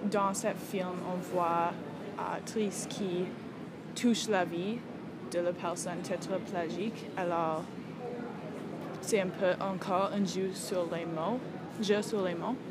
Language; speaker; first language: French; non-native, learner; English